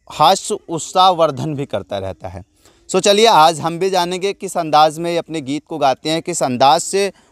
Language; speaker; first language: Hindi; native; Hindi